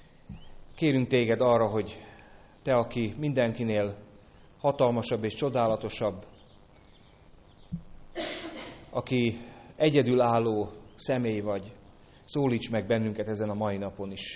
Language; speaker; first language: Hungarian; native; Hungarian